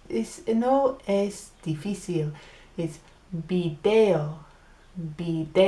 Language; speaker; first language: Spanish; non-native, learner; English